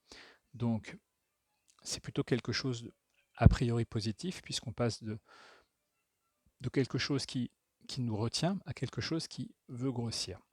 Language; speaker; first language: French; native; French